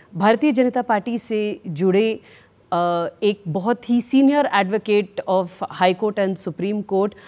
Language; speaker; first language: Hindi; native; Hindi